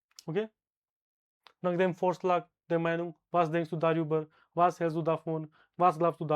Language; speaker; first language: German; non-native, fluent; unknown